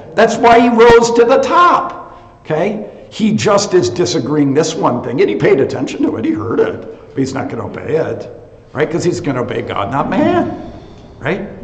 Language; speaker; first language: English; native; English